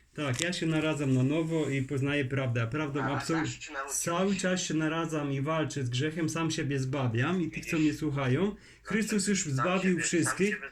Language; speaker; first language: Polish; native; Polish